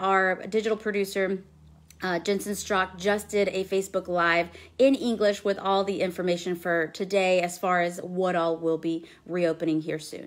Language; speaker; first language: English; early bilingual, other home language; Spanish